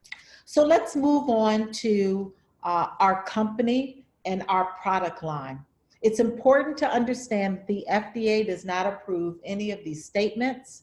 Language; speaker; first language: English; native; English